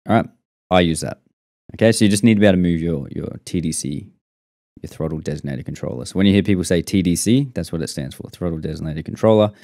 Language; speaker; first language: English; native; English